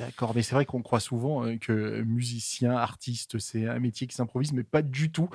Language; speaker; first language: French; native; French